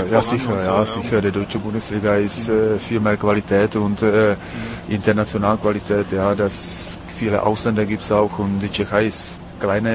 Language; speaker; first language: German; non-native, fluent; Czech